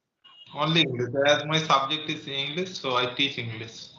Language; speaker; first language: English; non-native, learner; Bangla